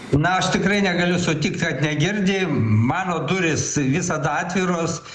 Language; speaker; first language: Lithuanian; native; Lithuanian